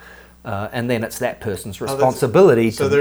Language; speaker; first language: English; native; English